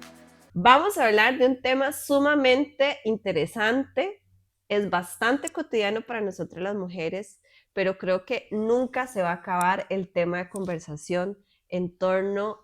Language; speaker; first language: Spanish; native; Spanish